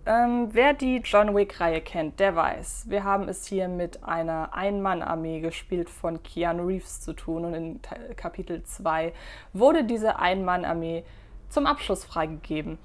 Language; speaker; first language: German; native; German